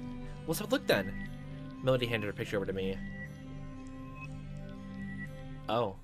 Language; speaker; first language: English; native; English